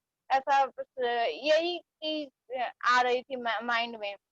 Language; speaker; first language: Hindi; non-native, fluent; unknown